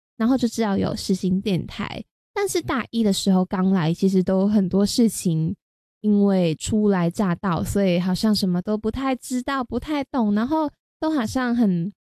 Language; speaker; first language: Chinese; non-native, local second language; Cantonese